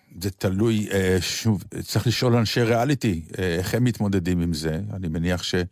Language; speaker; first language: Hebrew; native; Hebrew